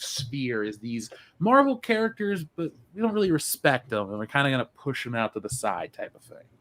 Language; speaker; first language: English; native; English